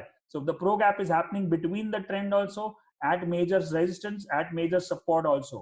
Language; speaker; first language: English; non-native, local second language; Hindi